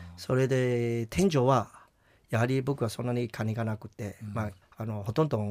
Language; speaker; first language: Japanese; non-native, fluent; Chinese